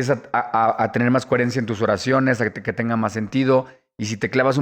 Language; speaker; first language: Spanish; native; Spanish